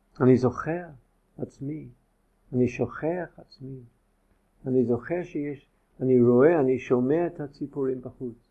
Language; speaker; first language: Hebrew; non-native, fluent; English